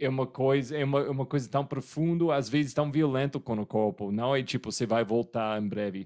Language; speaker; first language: Portuguese; non-native, fluent; English